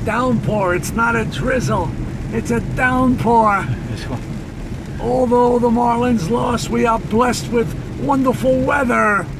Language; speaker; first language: English; native; English